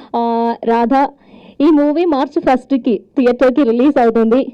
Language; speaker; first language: Telugu; non-native, learner; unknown